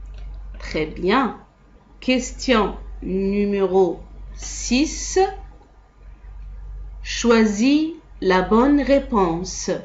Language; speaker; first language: French; non-native, local second language; Arabic